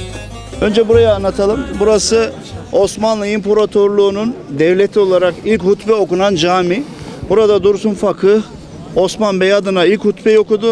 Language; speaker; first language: Turkish; native; Turkish